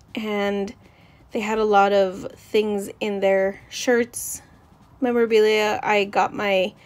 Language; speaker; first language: English; native; English